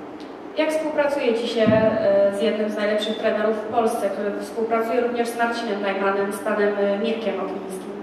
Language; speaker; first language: Polish; native; Polish